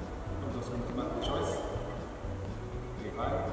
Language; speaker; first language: Portuguese; native; Portuguese